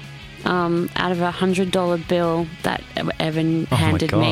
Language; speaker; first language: English; native; English